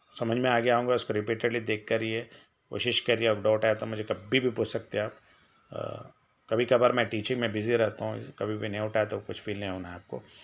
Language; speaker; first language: Hindi; non-native, local second language; Telugu